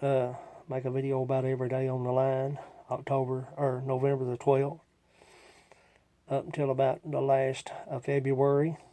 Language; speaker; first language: English; native; English